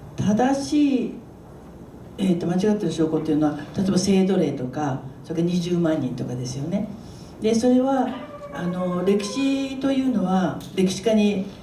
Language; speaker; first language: Japanese; native; Japanese